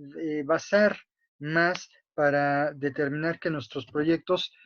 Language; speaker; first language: Spanish; native; Spanish